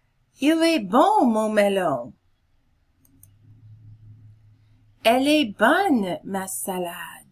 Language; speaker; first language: French; non-native, fluent; English